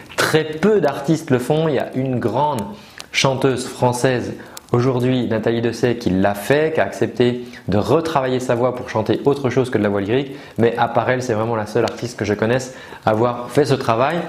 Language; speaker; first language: French; native; French